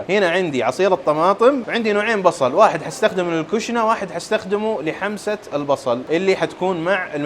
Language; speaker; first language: Arabic; native; Arabic